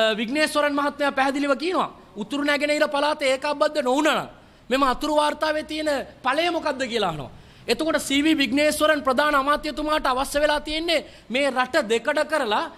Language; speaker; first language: Sinhala; non-native, local second language; Tamil